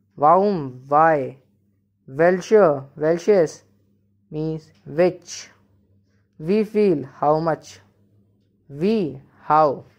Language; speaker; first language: English; non-native, local second language; Hindi